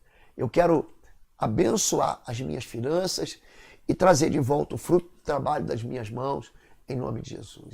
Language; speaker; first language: Portuguese; native; Portuguese